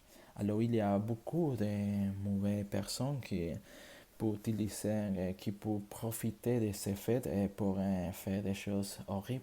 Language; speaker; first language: French; non-native, learner; Spanish